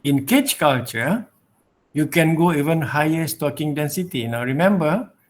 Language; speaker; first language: English; non-native, local second language; Malay